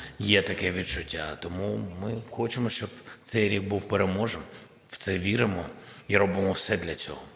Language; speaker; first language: Ukrainian; non-native, local second language; Russian